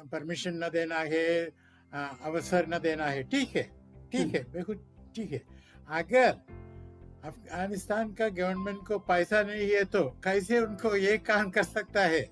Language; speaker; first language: Hindi; non-native, local second language; Malayalam